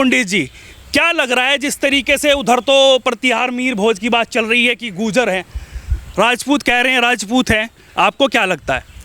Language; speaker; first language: Hindi; native; Hindi